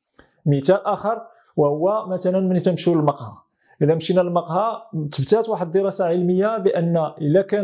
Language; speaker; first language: Arabic; native; Arabic